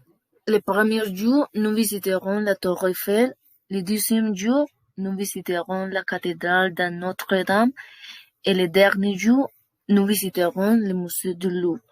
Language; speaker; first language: French; non-native, learner; Spanish